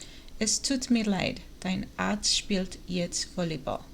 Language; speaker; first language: German; non-native, learner; English